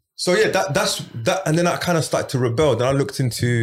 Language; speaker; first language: English; early bilingual, other home language; Arabic